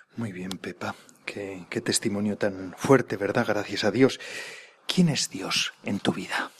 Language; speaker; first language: Spanish; native; Spanish